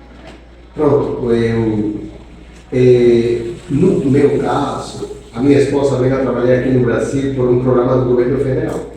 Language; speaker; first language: Portuguese; non-native, fluent; Spanish